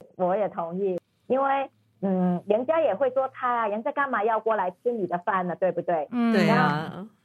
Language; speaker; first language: Chinese; non-native, fluent; Cantonese